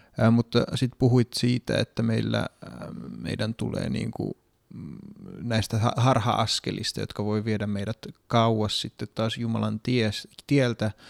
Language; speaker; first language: Finnish; non-native, fluent; Greek